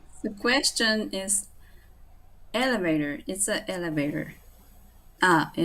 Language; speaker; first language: English; non-native, learner; Japanese